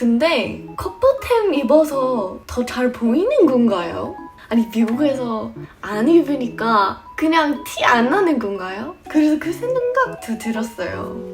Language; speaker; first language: Korean; non-native, fluent; English